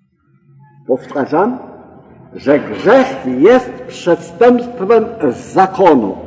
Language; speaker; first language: Polish; native; Polish